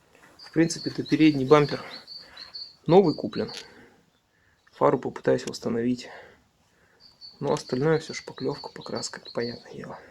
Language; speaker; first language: Russian; native; Russian